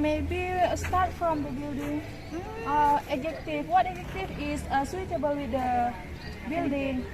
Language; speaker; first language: English; non-native, learner; Indonesian